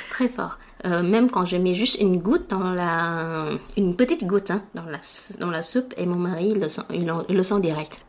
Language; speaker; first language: French; non-native, fluent; Vietnamese